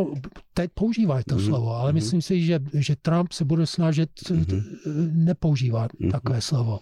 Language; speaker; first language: Czech; non-native, fluent; English